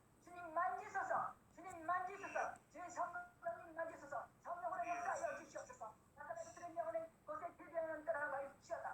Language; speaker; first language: Korean; native; Korean